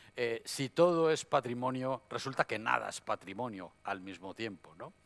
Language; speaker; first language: Spanish; native; Spanish